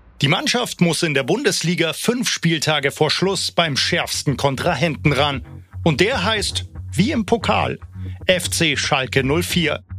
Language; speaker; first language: German; native; German